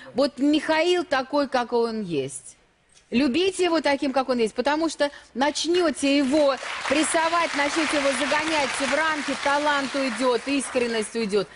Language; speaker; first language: Russian; native; Russian